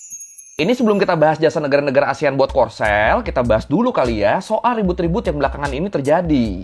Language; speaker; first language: Indonesian; native; Indonesian